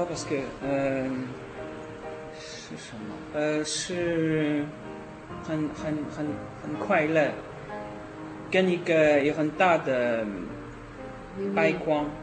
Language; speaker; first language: Chinese; non-native, learner; French